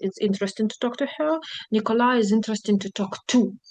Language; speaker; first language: English; non-native, fluent; Ukrainian